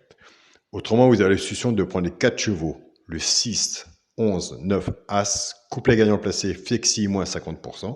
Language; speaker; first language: French; native; French